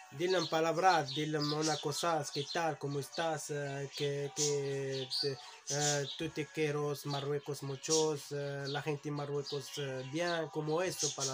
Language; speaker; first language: Spanish; non-native, learner; Arabic